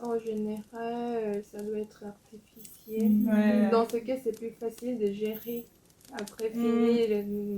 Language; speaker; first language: French; non-native, fluent; Korean